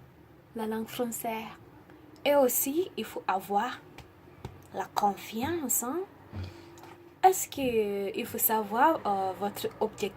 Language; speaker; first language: French; non-native, learner; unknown